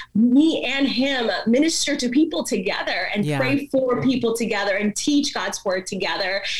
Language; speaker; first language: English; non-native, local second language; Malayalam